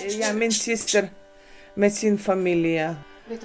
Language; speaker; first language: Swedish; early bilingual, heritage; Swedish